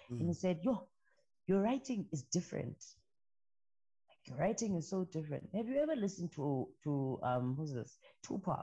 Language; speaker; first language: English; non-native, local second language; Xhosa